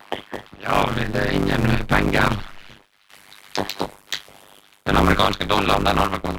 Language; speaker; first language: Norwegian; native; Norwegian